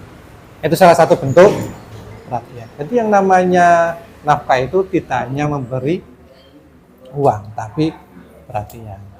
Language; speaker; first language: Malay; non-native, local second language; Javanese